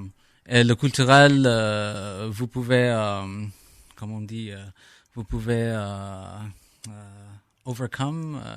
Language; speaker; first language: French; non-native, learner; English